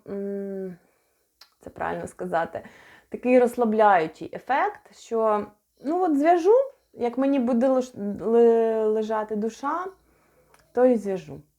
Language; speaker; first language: Ukrainian; non-native, local second language; Russian